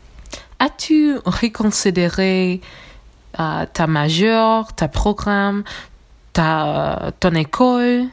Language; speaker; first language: French; non-native, learner; English